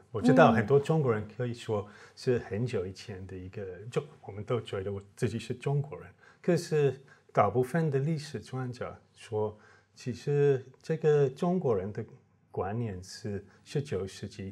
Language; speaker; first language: Chinese; non-native, fluent; English